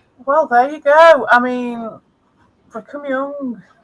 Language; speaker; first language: English; native; English